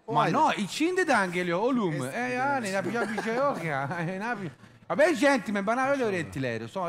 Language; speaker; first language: Turkish; non-native, learner; English